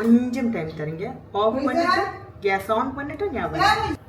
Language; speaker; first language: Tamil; non-native, learner; Malayalam